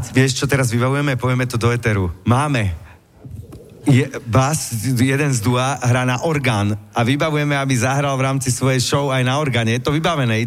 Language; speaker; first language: Slovak; native; Slovak